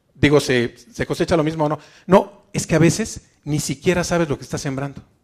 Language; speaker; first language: Spanish; native; Spanish